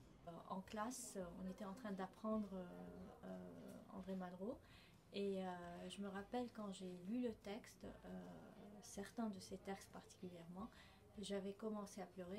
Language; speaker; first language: French; non-native, fluent; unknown